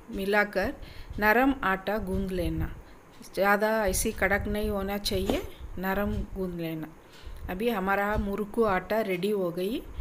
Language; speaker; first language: Hindi; non-native, local second language; Tamil